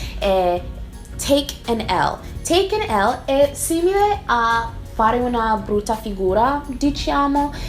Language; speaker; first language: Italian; non-native, fluent; English